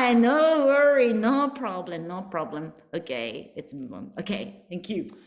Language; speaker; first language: English; non-native, learner; Japanese